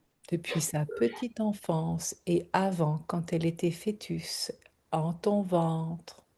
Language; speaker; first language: French; native; French